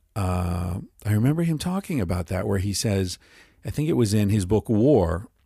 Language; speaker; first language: English; native; English